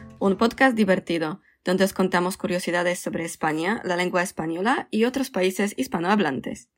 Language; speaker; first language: Spanish; non-native, fluent; Polish